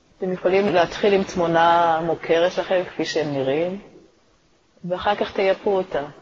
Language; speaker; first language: Hebrew; native; Hebrew